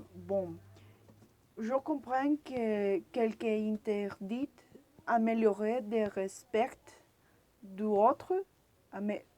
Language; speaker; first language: French; non-native, learner; Spanish